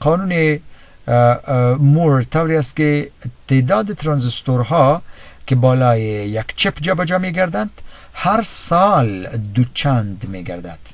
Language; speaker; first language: Persian; native; Persian